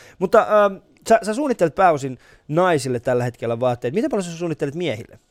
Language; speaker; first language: Finnish; early bilingual, other home language; Persian